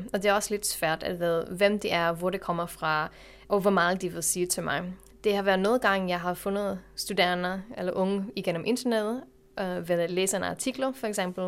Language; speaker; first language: Danish; non-native, fluent; English